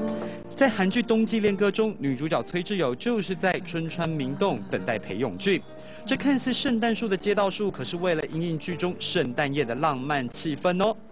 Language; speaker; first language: Chinese; native; Chinese